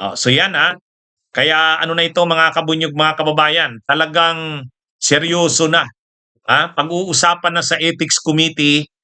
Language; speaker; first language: Filipino; native; Filipino